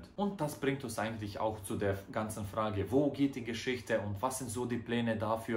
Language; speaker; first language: German; non-native, fluent; Croatian